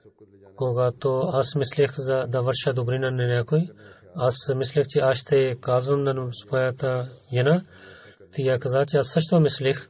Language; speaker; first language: Bulgarian; non-native, learner; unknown